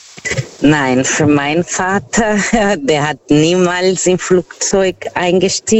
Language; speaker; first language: German; non-native, fluent; Portuguese